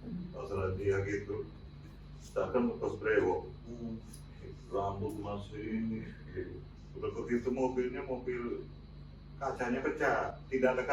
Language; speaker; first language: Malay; non-native, local second language; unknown